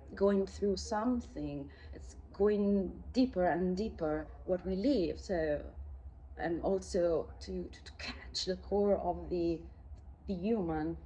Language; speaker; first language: English; non-native, fluent; Italian